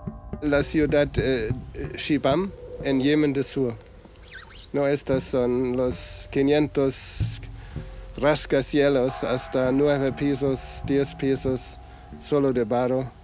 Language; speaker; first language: Spanish; non-native, fluent; German